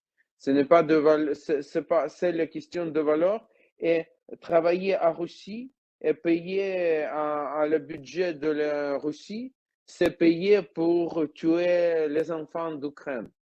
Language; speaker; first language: French; non-native, learner; Ukrainian